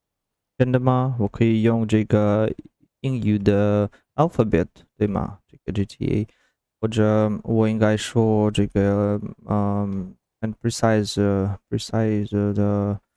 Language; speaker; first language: Chinese; non-native, learner; Russian